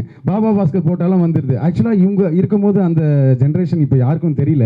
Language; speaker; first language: Tamil; native; Tamil